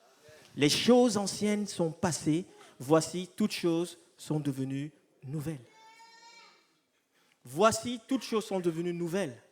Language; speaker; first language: French; native; French